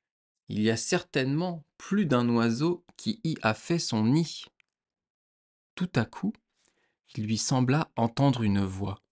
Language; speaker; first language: French; native; French